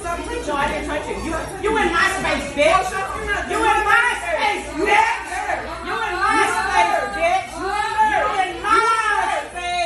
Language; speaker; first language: English; native; English